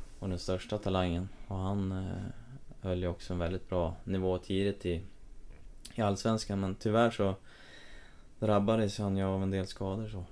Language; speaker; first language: Swedish; native; Swedish